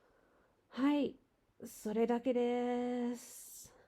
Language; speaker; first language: Japanese; non-native, learner; English